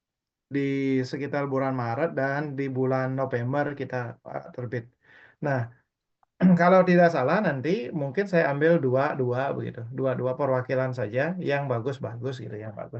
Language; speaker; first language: Indonesian; non-native, local second language; Balinese